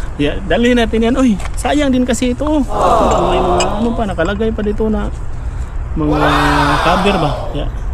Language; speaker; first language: Filipino; native; Filipino